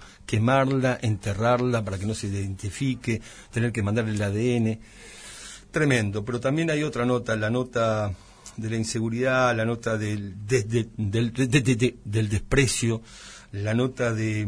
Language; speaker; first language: Spanish; native; Spanish